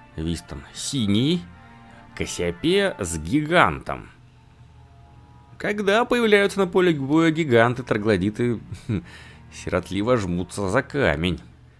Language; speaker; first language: Russian; native; Russian